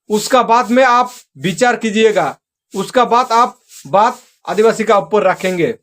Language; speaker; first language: Hindi; non-native, local second language; Santali